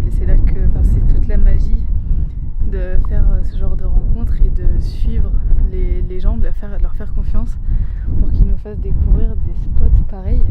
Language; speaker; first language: French; native; French